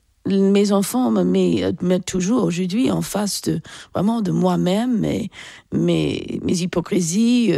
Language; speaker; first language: French; non-native, fluent; English